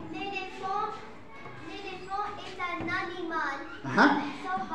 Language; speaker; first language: French; non-native, learner; Arabic